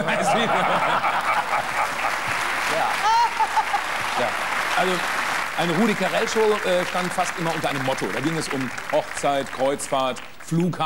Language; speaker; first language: German; native; German